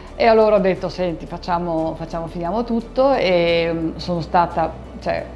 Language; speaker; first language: Italian; native; Italian